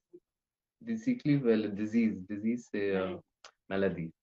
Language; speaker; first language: French; non-native, learner; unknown